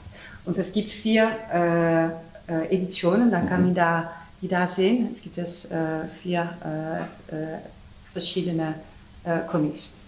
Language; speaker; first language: German; non-native, learner; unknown